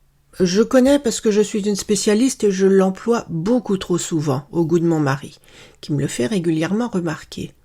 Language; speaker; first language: French; native; French